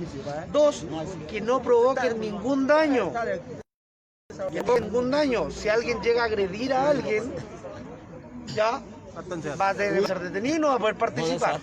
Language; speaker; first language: Spanish; native; Spanish